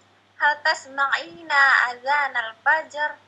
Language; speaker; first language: Arabic; non-native, learner; Indonesian